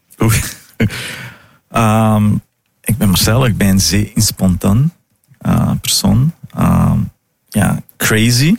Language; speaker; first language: Dutch; non-native, fluent; Portuguese